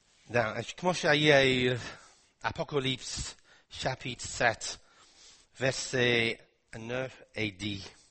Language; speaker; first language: French; non-native, fluent; English